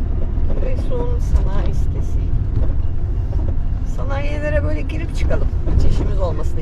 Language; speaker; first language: Turkish; native; Turkish